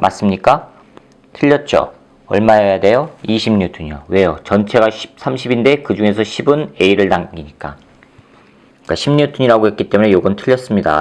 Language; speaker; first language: Korean; native; Korean